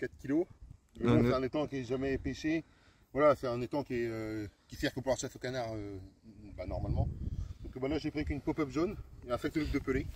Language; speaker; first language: French; native; French